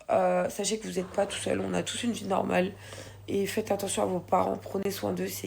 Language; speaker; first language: French; native; French